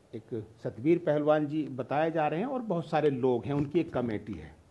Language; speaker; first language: Hindi; native; Hindi